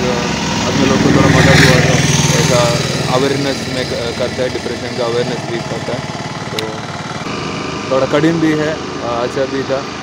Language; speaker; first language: Hindi; non-native, local second language; Malayalam